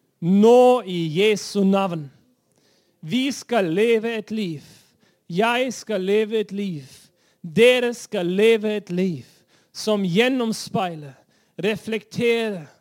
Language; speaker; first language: Norwegian; non-native, fluent; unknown